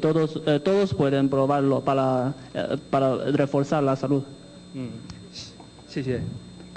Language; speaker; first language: Spanish; non-native, local second language; Chinese